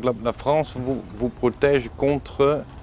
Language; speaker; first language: French; non-native, fluent; Dutch